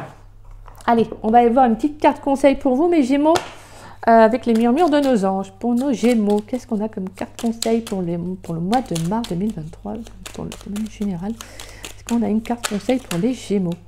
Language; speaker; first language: French; native; French